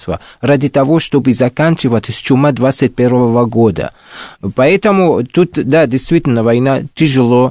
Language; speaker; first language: Russian; non-native, fluent; Arabic